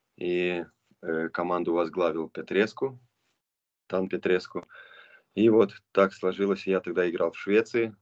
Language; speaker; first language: Russian; non-native, local second language; Romanian